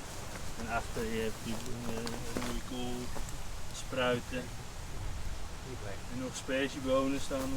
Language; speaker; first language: Dutch; native; Dutch